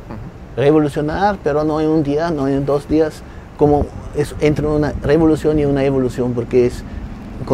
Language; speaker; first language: Spanish; non-native, fluent; German